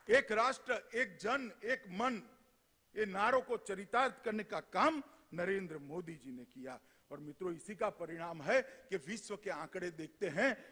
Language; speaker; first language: Hindi; non-native, local second language; Gujarati